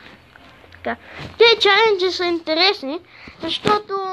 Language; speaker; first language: Bulgarian; native; Bulgarian